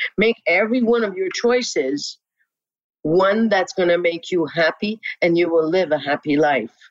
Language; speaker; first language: English; non-native, local second language; French